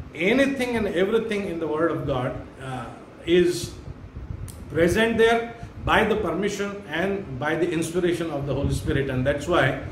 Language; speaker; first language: English; non-native, local second language; Marathi